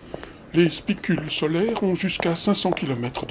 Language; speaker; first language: French; native; French